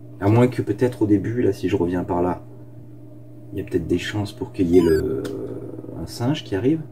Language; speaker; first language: French; native; French